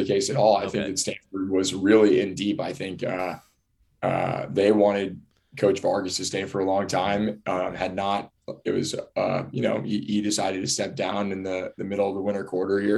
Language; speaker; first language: English; native; English